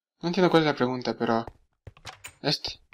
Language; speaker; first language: Spanish; native; Spanish